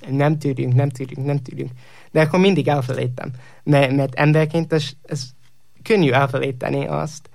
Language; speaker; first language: Hungarian; non-native, learner; English